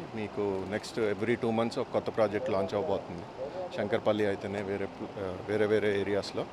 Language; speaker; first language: Telugu; native; Telugu